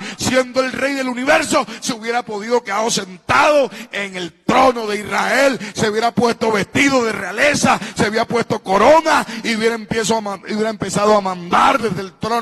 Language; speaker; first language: Spanish; native; Spanish